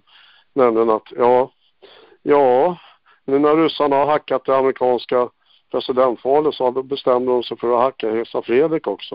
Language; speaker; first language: Swedish; native; Swedish